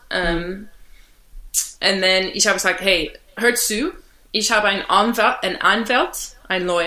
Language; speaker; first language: German; non-native, learner; English